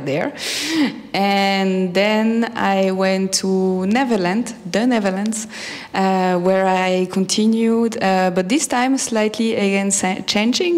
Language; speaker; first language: English; non-native, fluent; French